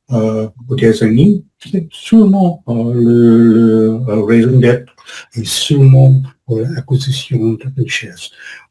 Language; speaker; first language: French; non-native, learner; English